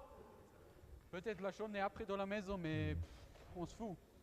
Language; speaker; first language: French; non-native, local second language; German